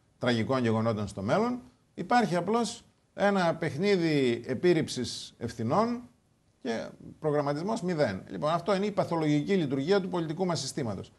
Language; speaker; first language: Greek; native; Greek